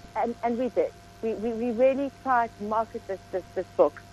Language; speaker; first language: English; native; English